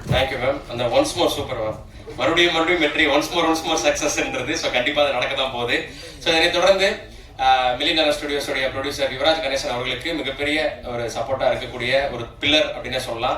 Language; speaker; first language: Tamil; native; Tamil